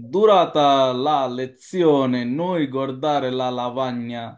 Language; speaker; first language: Italian; non-native, learner; Bangla